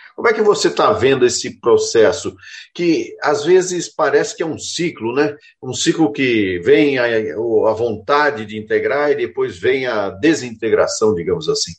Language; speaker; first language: Portuguese; native; Portuguese